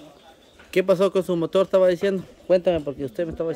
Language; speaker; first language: Spanish; native; Spanish